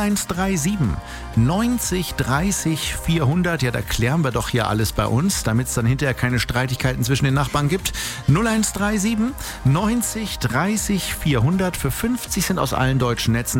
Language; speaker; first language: German; native; German